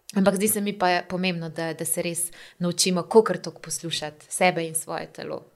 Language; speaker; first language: Slovenian; native; Slovenian